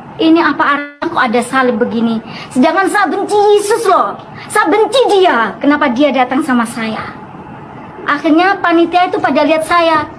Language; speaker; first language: Indonesian; non-native, local second language; Madurese